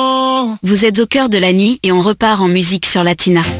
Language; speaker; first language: French; native; French